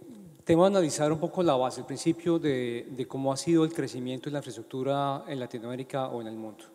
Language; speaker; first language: Spanish; native; Spanish